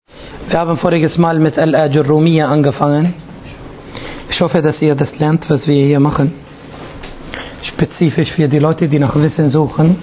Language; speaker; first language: German; non-native, fluent; Arabic